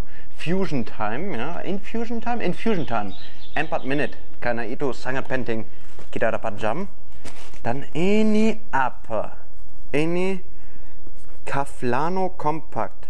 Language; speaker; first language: Indonesian; non-native, fluent; German